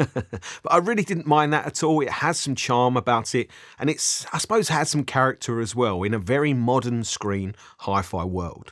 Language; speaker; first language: English; native; English